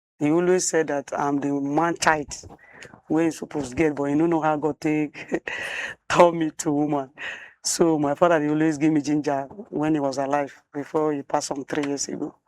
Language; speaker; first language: Nigerian Pidgin; non-native, local second language; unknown